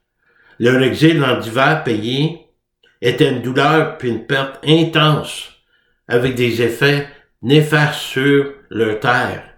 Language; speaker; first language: French; native; French